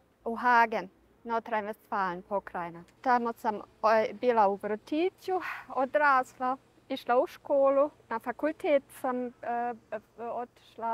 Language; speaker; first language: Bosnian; early bilingual, heritage; Bosnian